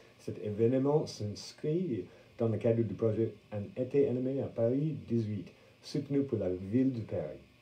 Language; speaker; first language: French; non-native, fluent; English